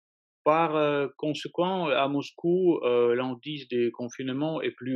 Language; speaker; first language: French; non-native, fluent; Russian